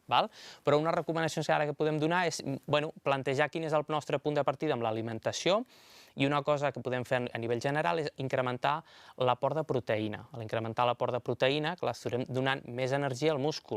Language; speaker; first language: Catalan; native; Catalan